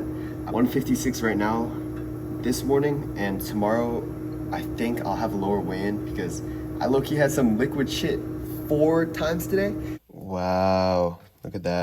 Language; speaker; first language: English; native; English